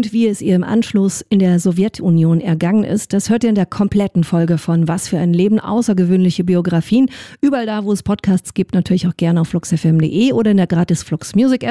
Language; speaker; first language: German; native; German